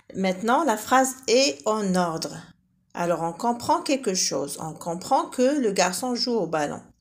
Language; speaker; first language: French; non-native, local second language; Arabic